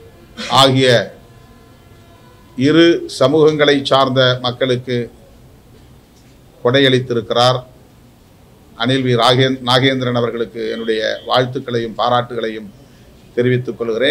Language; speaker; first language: Tamil; native; Tamil